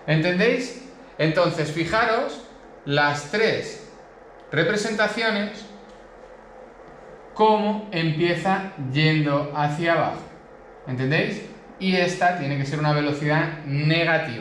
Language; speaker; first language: Spanish; native; Spanish